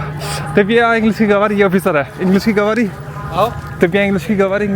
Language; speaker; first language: Russian; non-native, learner; Hindi